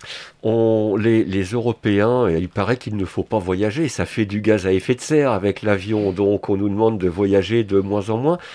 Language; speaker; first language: French; native; French